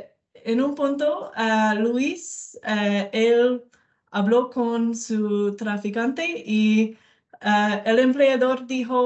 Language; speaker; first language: Spanish; non-native, learner; English